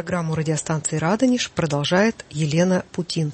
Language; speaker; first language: Russian; native; Russian